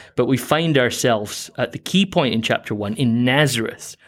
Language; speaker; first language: English; native; English